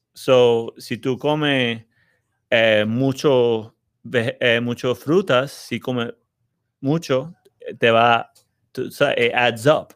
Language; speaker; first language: Spanish; early bilingual, heritage; Spanish